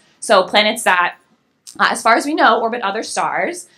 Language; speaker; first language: English; native; English